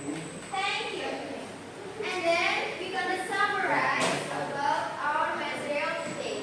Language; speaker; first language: English; non-native, learner; Indonesian